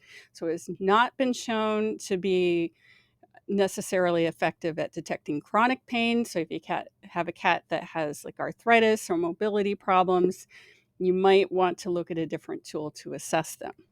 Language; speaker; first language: English; native; English